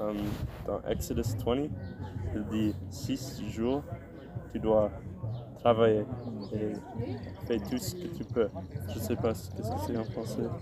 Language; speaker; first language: French; non-native, fluent; English